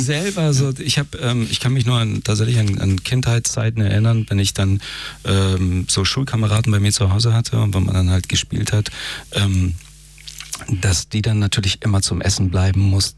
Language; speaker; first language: German; early bilingual, other home language; Persian